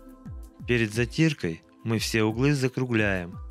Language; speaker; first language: Russian; native; Russian